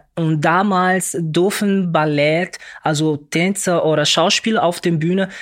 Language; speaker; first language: German; non-native, learner; Portuguese